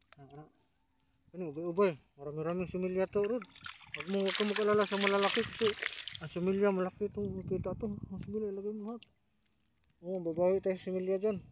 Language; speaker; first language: Filipino; non-native, local second language; Cebuano